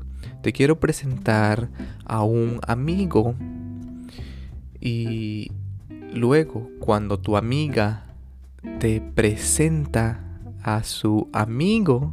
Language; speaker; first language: Spanish; early bilingual, other home language; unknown